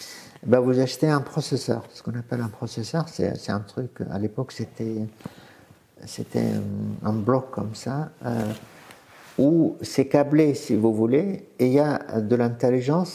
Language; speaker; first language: French; non-native, fluent; Arabic